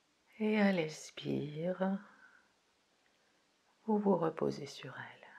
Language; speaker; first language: French; native; French